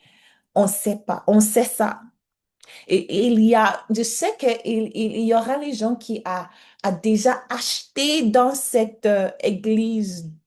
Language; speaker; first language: French; non-native, learner; English